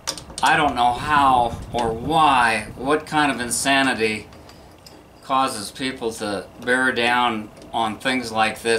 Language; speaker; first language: English; native; English